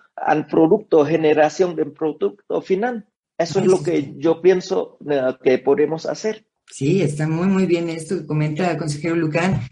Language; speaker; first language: Spanish; non-native, fluent; Vietnamese